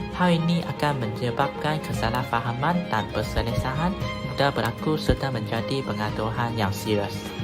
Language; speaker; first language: Malay; non-native, local second language; Chinese